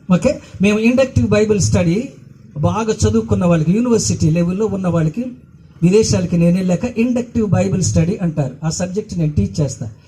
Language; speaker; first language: Telugu; non-native, local second language; Koya